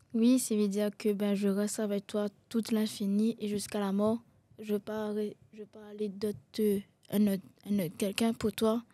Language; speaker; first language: French; non-native, local second language; Réunion Creole French